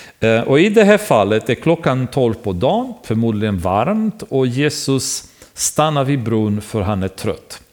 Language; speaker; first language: Swedish; non-native, fluent; Romanian